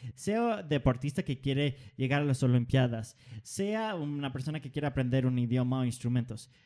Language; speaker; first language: Spanish; non-native, fluent; Danish